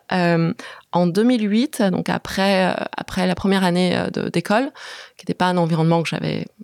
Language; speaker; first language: French; early bilingual, other home language; Chinese